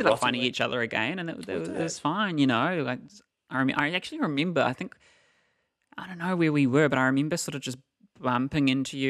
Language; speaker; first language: English; native; English